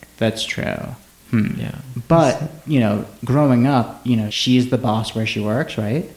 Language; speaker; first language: English; native; English